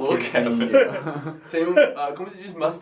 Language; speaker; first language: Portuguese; non-native, fluent; English